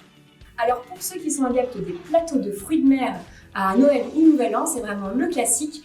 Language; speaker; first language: French; native; French